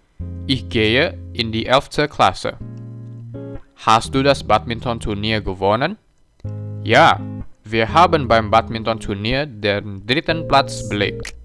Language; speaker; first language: German; non-native, learner; Indonesian